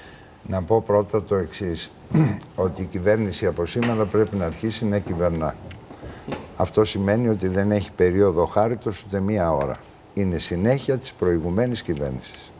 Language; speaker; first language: Greek; native; Greek